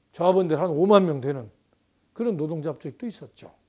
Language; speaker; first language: Korean; native; Korean